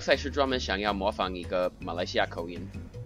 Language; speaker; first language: Chinese; non-native, fluent; English